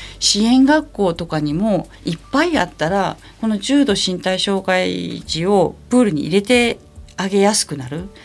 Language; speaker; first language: Japanese; native; Japanese